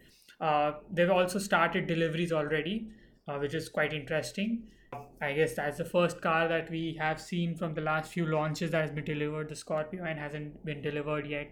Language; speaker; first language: English; non-native, local second language; Hindi